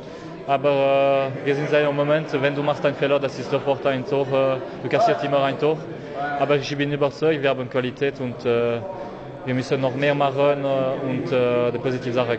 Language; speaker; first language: German; non-native, learner; French